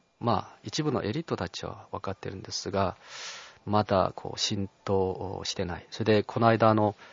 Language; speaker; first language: Japanese; non-native, fluent; Chinese